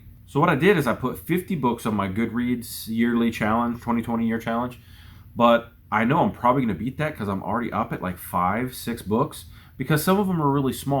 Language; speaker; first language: English; native; English